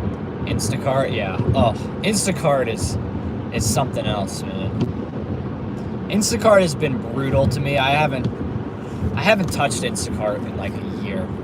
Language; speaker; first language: English; native; English